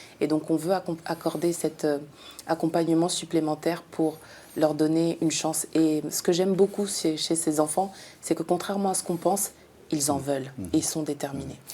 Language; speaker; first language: French; native; French